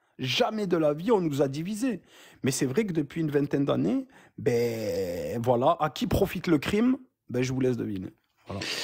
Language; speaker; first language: French; early bilingual, other home language; Arabic